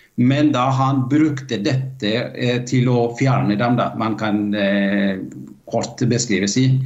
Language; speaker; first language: Norwegian; non-native, fluent; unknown